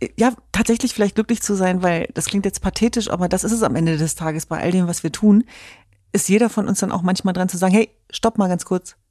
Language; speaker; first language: German; early bilingual, other home language; Kurdish